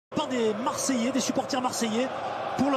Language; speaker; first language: French; native; French